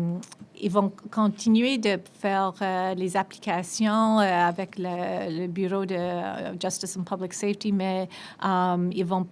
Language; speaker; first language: French; non-native, local second language; English